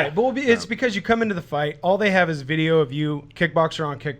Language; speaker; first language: English; native; English